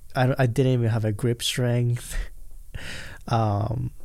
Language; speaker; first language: English; non-native, fluent; Japanese